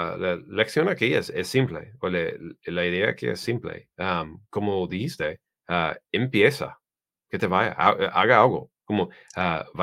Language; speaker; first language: Spanish; non-native, learner; English